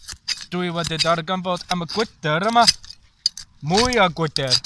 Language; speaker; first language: Welsh; non-native, learner; English